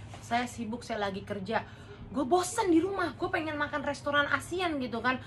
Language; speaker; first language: Indonesian; native; Indonesian